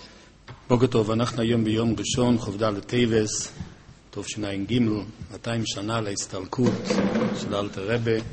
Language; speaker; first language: Hebrew; native; Hebrew